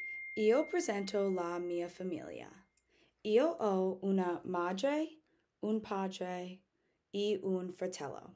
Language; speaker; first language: Italian; non-native, learner; English